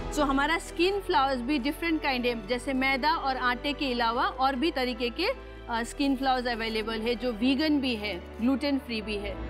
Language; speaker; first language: Hindi; non-native, local second language; Nepali